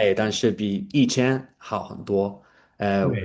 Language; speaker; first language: Chinese; non-native, learner; English